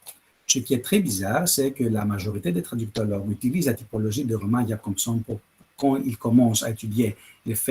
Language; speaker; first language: French; non-native, fluent; Greek